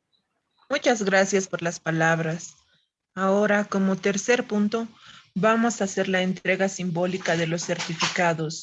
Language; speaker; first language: Spanish; native; Spanish